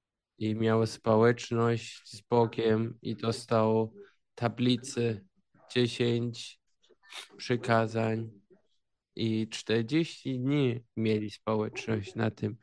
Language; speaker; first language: Polish; early bilingual, heritage; Polish